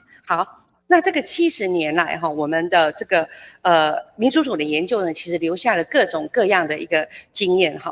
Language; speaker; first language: Chinese; native; Chinese